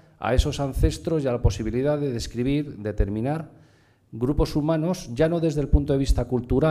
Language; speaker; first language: Spanish; native; Spanish